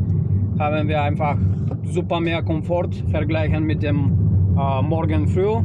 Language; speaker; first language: German; non-native, learner; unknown